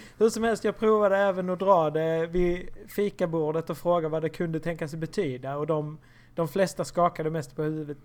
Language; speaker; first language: Swedish; native; Swedish